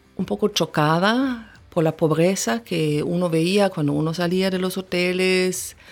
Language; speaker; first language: Spanish; non-native, fluent; German